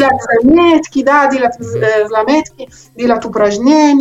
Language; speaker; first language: Russian; non-native, learner; Italian